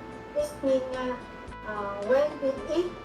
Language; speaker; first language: English; non-native, learner; Vietnamese